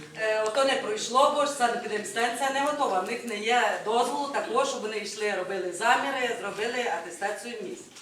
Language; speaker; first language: Ukrainian; native; Ukrainian